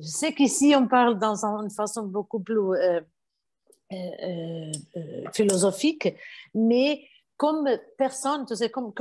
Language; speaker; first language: French; non-native, fluent; Portuguese